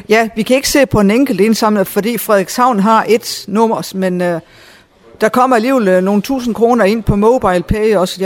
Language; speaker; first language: Danish; native; Danish